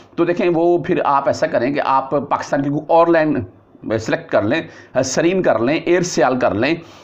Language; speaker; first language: Urdu; non-native, local second language; Punjabi